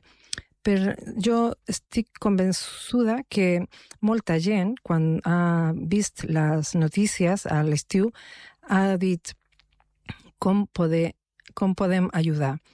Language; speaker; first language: Catalan; non-native, fluent; Spanish